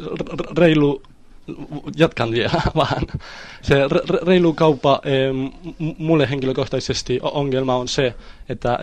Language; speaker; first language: Finnish; non-native, learner; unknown